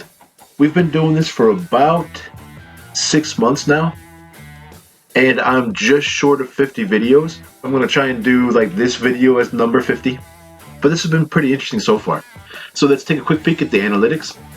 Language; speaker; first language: English; native; English